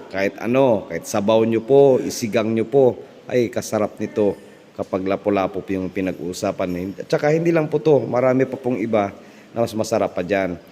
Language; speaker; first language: Filipino; non-native, local second language; Cebuano